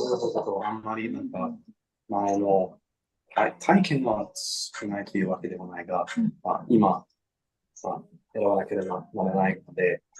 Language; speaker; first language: Japanese; non-native, learner; English